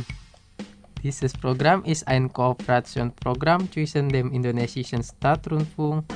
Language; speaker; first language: German; non-native, fluent; Indonesian